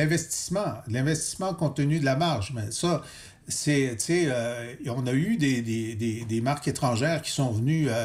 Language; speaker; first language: French; native; French